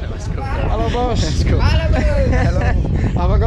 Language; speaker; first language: Indonesian; non-native, learner; Danish